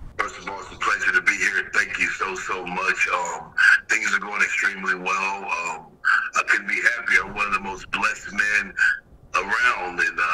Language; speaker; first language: English; native; English